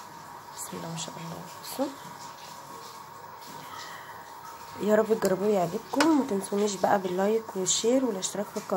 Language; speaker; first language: Arabic; native; Arabic